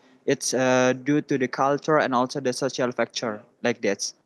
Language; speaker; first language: English; non-native, learner; Indonesian